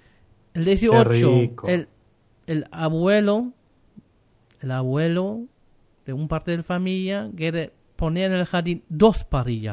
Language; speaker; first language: Spanish; non-native, learner; German